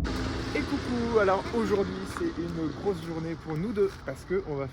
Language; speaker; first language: French; native; French